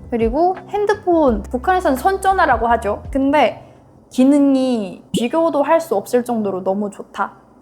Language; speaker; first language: Korean; native; Korean